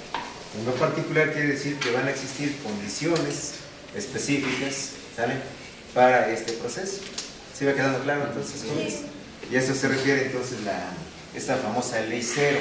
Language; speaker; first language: Spanish; native; Spanish